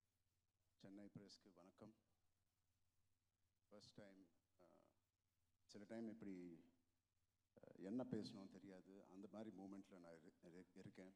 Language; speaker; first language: Tamil; non-native, local second language; Telugu